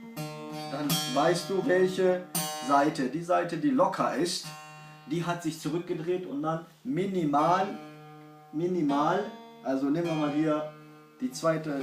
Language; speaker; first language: German; non-native, fluent; Kurdish